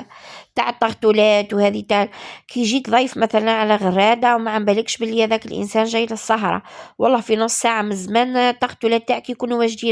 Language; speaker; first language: Arabic; native; Arabic